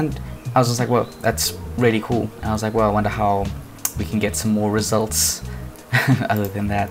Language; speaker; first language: English; native; English